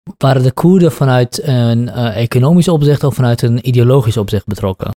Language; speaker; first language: Dutch; early bilingual, other home language; Kurdish